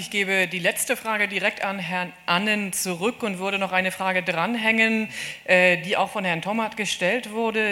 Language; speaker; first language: German; native; German